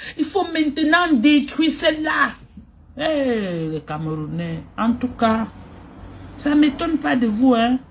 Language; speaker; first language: French; native; French